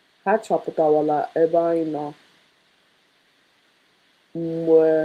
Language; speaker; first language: Igbo; non-native, learner; English